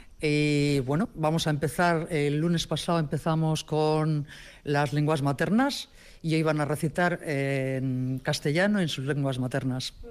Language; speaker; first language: Spanish; native; Spanish